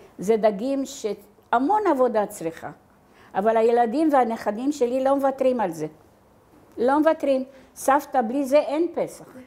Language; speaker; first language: Hebrew; non-native, fluent; Arabic